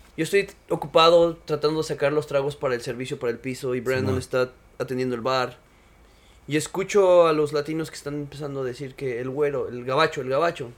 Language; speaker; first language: Spanish; native; Spanish